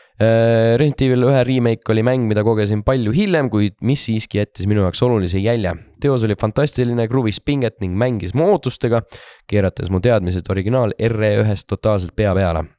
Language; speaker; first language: Estonian; native; Estonian